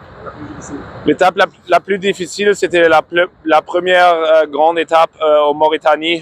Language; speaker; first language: French; non-native, fluent; German